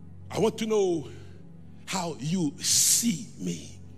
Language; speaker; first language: English; non-native, fluent; Haitian Creole